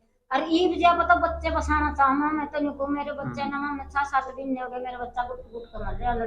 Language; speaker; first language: Hindi; non-native, local second language; Haryanvi